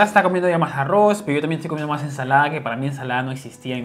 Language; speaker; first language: Spanish; native; Spanish